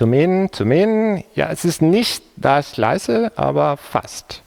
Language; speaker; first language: German; non-native, fluent; Spanish